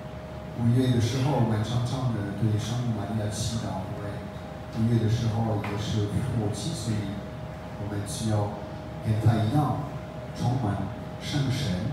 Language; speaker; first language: Chinese; non-native, fluent; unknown